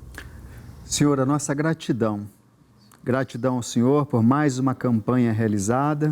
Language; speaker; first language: Portuguese; native; Portuguese